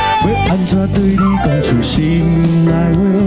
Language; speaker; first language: Chinese; native; Chinese